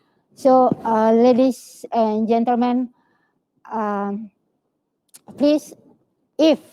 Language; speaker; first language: English; non-native, learner; Indonesian